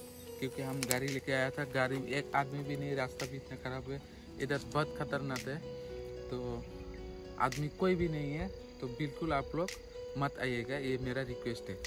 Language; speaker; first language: Hindi; non-native, local second language; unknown